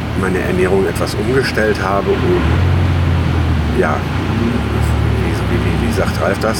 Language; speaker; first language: German; native; German